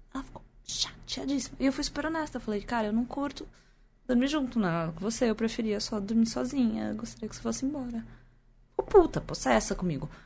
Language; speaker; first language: Portuguese; native; Portuguese